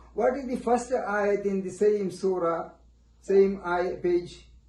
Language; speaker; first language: English; non-native, local second language; Malayalam